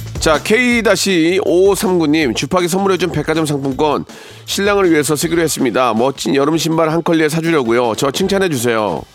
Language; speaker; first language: Korean; native; Korean